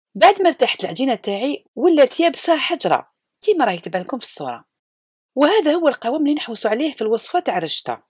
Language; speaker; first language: Arabic; native; Arabic